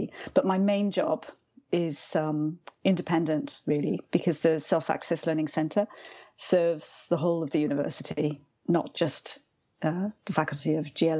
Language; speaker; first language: English; native; English